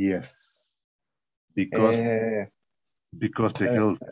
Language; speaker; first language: English; non-native, learner; Spanish